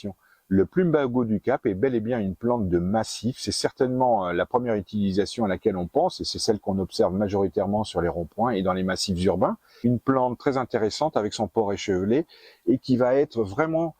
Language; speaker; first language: French; native; French